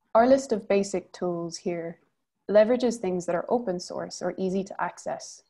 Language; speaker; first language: English; native; English